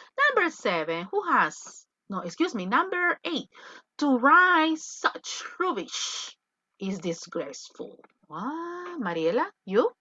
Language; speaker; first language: English; non-native, fluent; Spanish